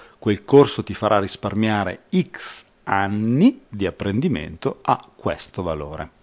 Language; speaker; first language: Italian; native; Italian